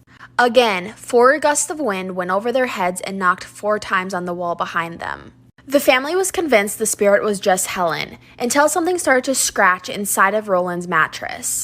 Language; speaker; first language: English; native; English